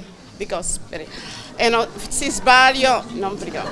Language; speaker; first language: Italian; non-native, fluent; English